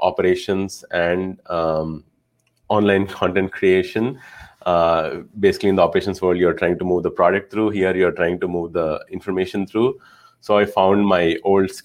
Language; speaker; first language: English; non-native, local second language; Telugu